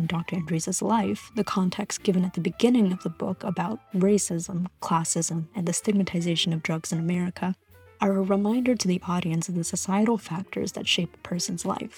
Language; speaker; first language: English; native; English